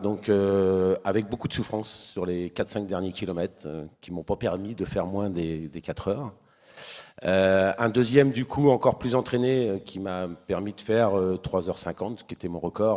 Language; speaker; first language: French; native; French